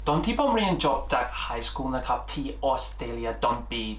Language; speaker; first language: Thai; non-native, fluent; English